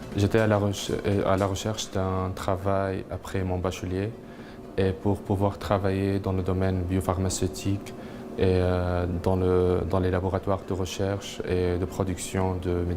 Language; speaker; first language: French; non-native, local second language; Arabic